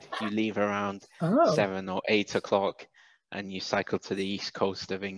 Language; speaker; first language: English; native; English